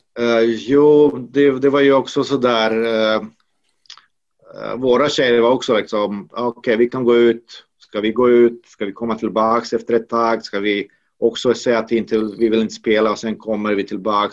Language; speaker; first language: Swedish; non-native, fluent; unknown